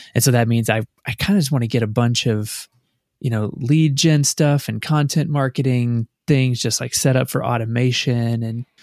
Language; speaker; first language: English; native; English